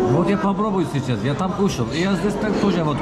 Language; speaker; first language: Russian; non-native, learner; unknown